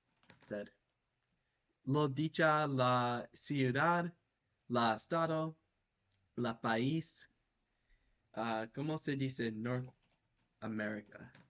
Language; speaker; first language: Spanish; non-native, learner; English